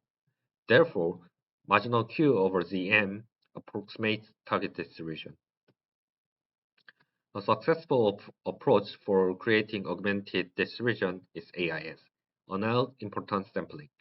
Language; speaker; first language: English; non-native, learner; Korean